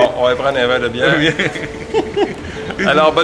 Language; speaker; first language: French; native; French